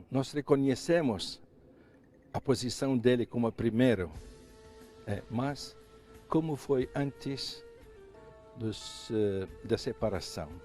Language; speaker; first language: Portuguese; non-native, fluent; Arabic